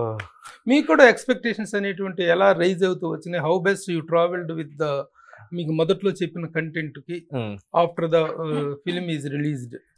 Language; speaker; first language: Telugu; native; Telugu